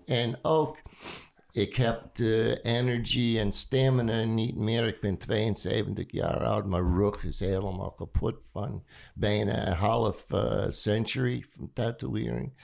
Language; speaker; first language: Dutch; non-native, learner; English